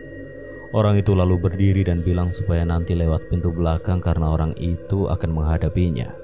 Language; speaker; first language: Indonesian; native; Indonesian